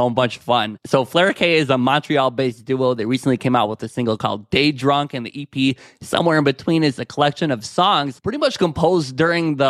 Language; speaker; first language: English; native; English